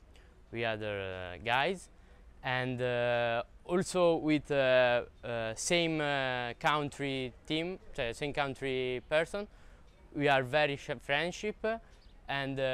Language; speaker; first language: English; non-native, learner; Italian